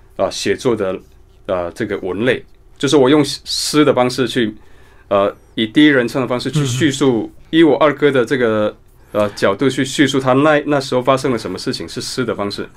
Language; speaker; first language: Chinese; non-native, local second language; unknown